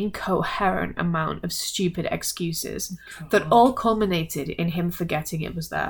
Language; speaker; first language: English; native; English